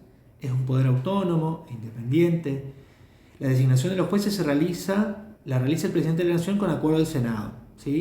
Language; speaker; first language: Spanish; native; Spanish